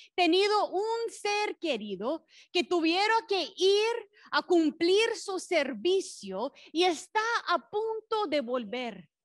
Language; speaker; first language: Spanish; non-native, fluent; English